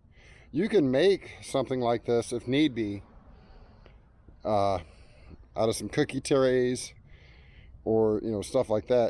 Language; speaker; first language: English; native; English